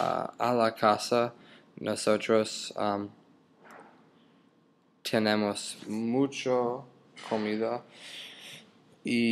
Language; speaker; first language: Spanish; non-native, learner; English